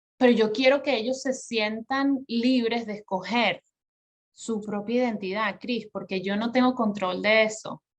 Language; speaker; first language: Spanish; native; Spanish